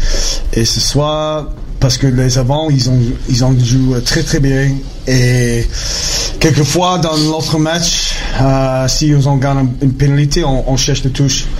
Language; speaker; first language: French; non-native, learner; English